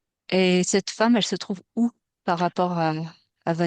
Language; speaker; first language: French; native; French